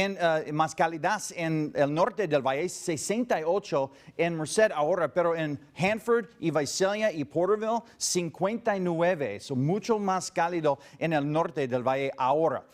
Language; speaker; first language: Spanish; non-native, learner; English